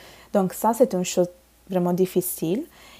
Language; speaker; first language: French; non-native, fluent; Bangla